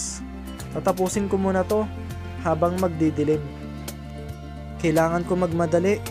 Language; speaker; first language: Filipino; native; Filipino